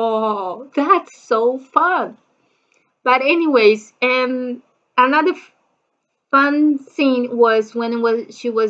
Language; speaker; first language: English; non-native, fluent; Portuguese